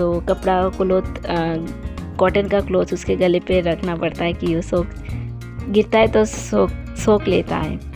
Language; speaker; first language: Hindi; non-native, local second language; Bangla